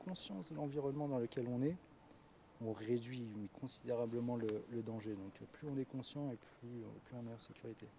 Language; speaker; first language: French; native; French